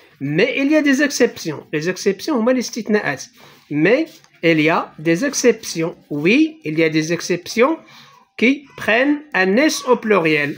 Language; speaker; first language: French; non-native, local second language; Arabic